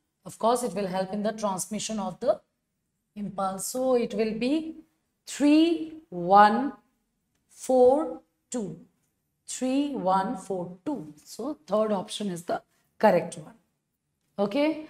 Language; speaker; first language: English; non-native, local second language; Assamese